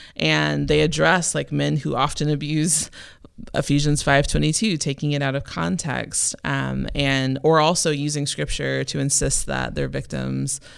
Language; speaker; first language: English; native; English